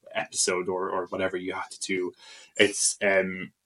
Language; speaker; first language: English; non-native, fluent; Maltese